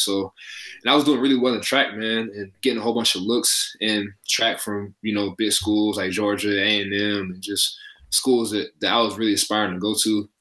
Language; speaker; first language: English; native; English